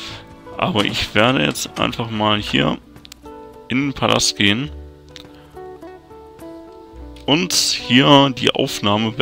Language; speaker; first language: German; native; German